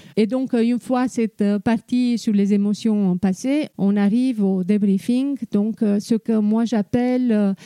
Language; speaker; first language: French; non-native, fluent; Romanian